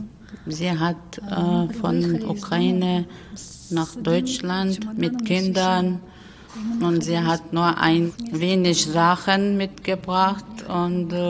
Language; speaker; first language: German; non-native, fluent; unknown